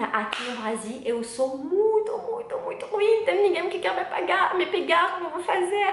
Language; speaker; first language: Portuguese; non-native, learner; French